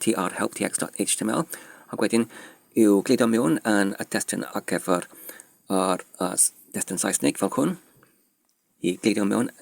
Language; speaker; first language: Welsh; non-native, learner; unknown